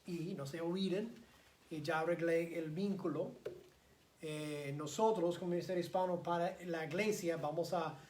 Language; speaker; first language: Spanish; non-native, fluent; English